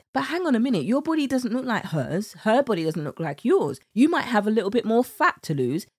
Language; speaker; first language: English; native; English